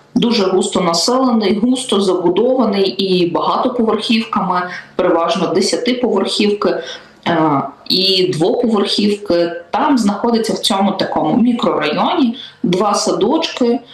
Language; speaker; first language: Ukrainian; native; Ukrainian